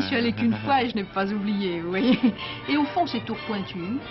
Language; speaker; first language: French; native; French